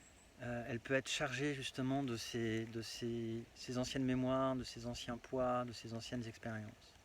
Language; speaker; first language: French; native; French